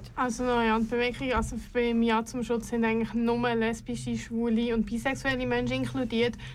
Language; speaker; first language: German; native; German